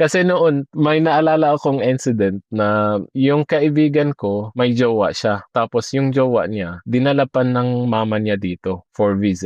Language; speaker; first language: Filipino; non-native, fluent; Arabic